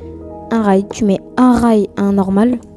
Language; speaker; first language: French; native; French